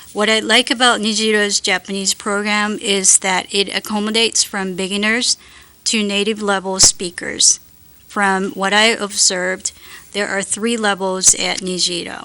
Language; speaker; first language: English; non-native, fluent; Japanese